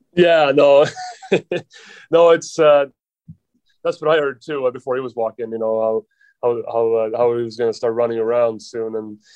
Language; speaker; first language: English; non-native, fluent; Swedish